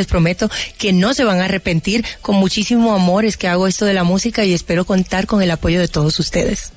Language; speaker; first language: Spanish; early bilingual, other home language; Haitian Creole